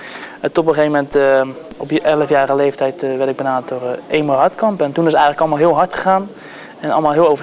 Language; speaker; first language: Dutch; native; Dutch